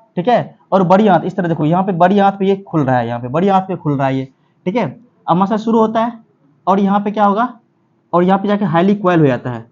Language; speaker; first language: Hindi; native; Hindi